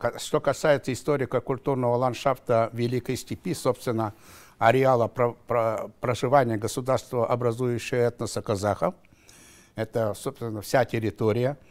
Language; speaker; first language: Russian; non-native, local second language; Kazakh